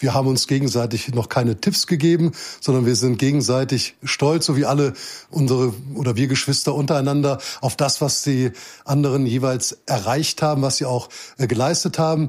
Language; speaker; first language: German; native; German